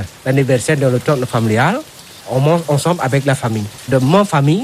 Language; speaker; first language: French; non-native, learner; Indonesian